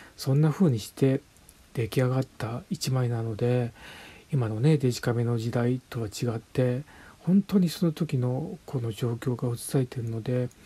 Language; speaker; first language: Japanese; native; Japanese